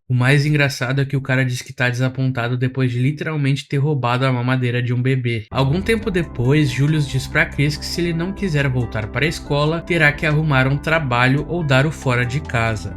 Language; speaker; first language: Portuguese; native; Portuguese